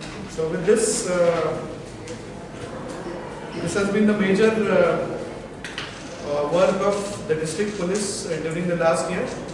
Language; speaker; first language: English; non-native, local second language; Marathi